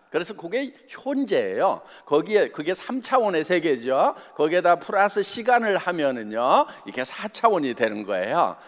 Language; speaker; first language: Korean; native; Korean